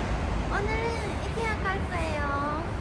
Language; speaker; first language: Korean; non-native, learner; Japanese